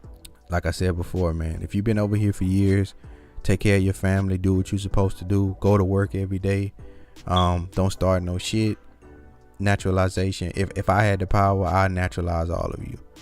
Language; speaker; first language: English; native; English